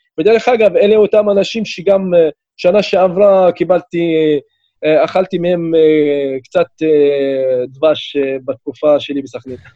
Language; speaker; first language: Hebrew; non-native, local second language; Arabic